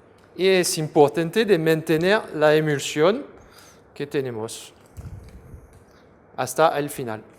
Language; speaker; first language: Spanish; non-native, fluent; French